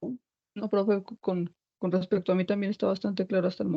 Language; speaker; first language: Spanish; native; Spanish